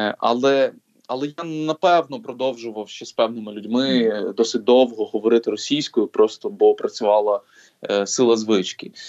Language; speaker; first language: Ukrainian; non-native, local second language; Russian